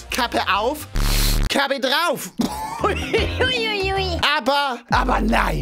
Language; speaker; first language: German; native; German